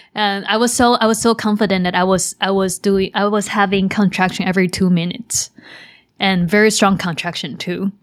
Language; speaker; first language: English; non-native, fluent; Chinese